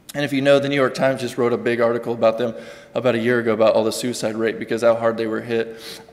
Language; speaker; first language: English; native; English